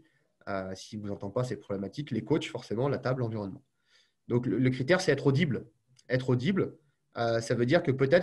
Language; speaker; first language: French; native; French